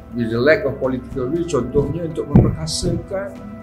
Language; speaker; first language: English; non-native, local second language; Malay